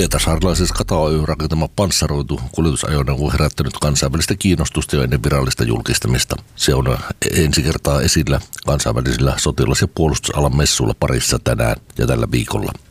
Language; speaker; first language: Finnish; native; Finnish